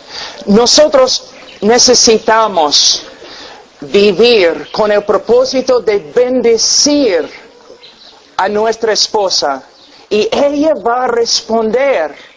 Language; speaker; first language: Spanish; non-native, fluent; English